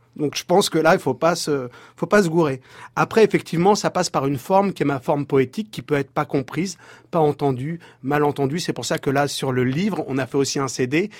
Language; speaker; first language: French; native; French